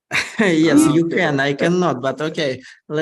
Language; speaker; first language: English; non-native, fluent; Russian